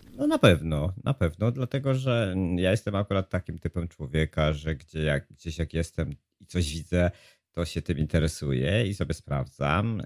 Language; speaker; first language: Polish; native; Polish